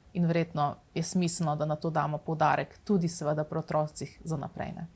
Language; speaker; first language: Slovenian; native; Slovenian